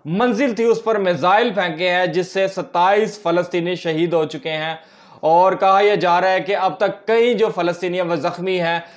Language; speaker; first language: Urdu; native; Urdu